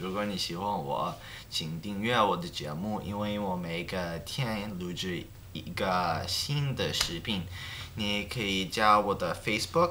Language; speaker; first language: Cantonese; non-native, learner; English